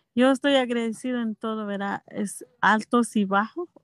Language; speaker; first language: Spanish; non-native, local second language; Kʼicheʼ